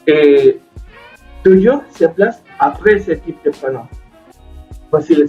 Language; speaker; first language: French; non-native, learner; Spanish